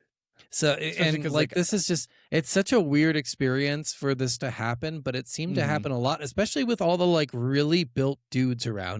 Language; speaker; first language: English; native; English